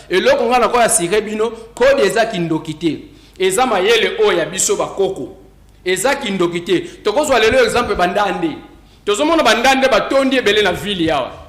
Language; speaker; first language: Lingala; non-native, local second language; Kongo